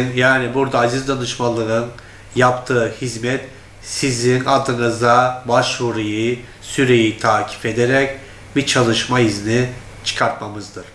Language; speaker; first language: Turkish; non-native, fluent; Turkmen